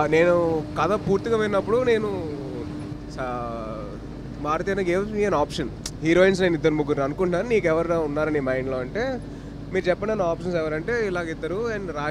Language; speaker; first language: Telugu; native; Telugu